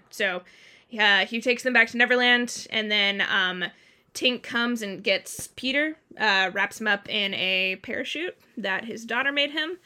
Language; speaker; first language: English; early bilingual, other home language; Thai